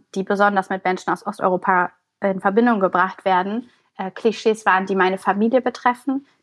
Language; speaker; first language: German; early bilingual, other home language; Bulgarian